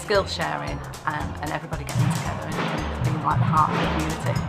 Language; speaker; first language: English; native; English